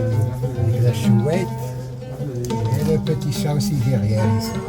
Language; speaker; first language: French; non-native, learner; Arabic